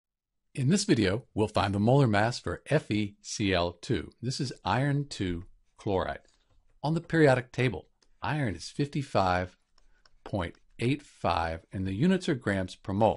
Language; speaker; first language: English; native; English